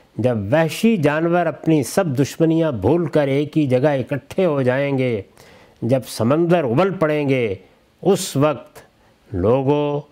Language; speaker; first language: Urdu; native; Urdu